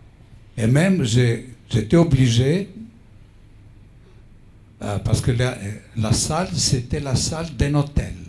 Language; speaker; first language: French; non-native, fluent; Greek